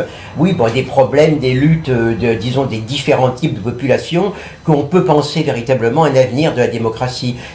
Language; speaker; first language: French; native; French